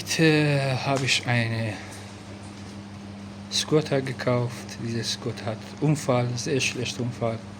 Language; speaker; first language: German; non-native, learner; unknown